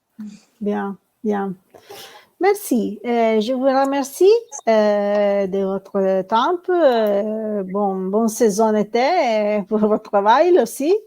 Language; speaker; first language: French; non-native, learner; Italian